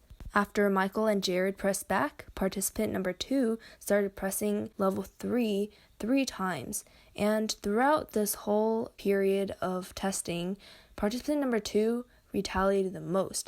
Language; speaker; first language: English; native; English